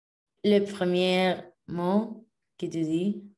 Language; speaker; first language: French; non-native, learner; Spanish